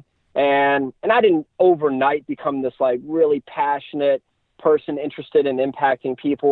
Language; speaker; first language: English; native; English